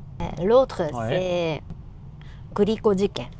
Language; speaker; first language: French; non-native, learner; Japanese